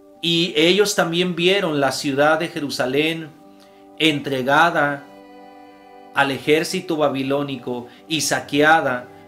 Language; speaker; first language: Spanish; native; Spanish